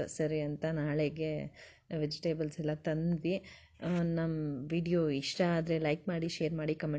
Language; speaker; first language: Kannada; native; Kannada